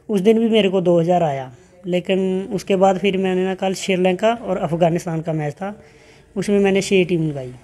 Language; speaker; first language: Hindi; native; Hindi